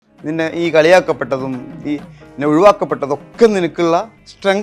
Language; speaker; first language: Malayalam; native; Malayalam